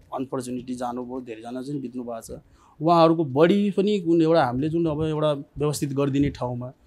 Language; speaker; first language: Nepali; non-native, local second language; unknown